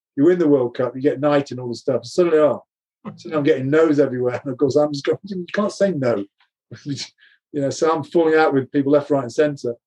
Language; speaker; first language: English; native; English